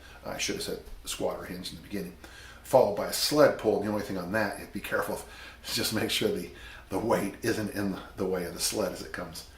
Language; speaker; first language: English; native; English